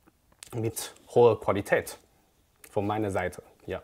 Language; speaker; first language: German; non-native, learner; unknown